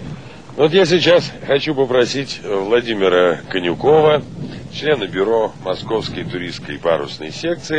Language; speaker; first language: Russian; native; Russian